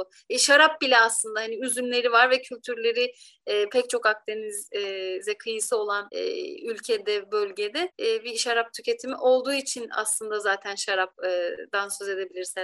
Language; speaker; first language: Turkish; native; Turkish